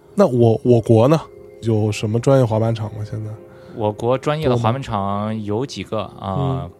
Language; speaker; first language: Chinese; native; Chinese